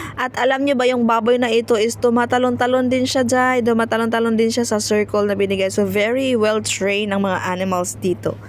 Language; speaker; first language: Filipino; non-native, local second language; Hiligaynon